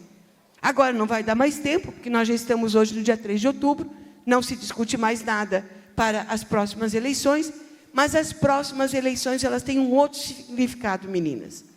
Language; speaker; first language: Portuguese; native; Portuguese